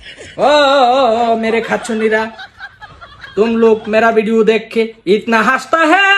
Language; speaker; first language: Hindi; non-native, learner; Bangla